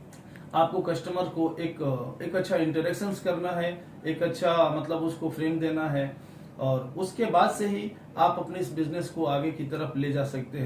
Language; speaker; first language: Hindi; native; Hindi